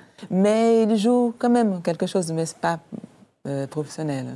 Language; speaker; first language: French; non-native, fluent; Portuguese